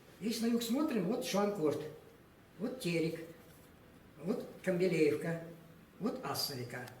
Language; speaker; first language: Russian; non-native, local second language; Ingush